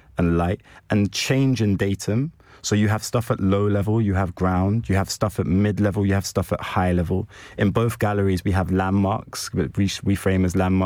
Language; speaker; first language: English; native; English